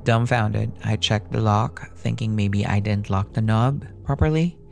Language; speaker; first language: English; non-native, local second language; Filipino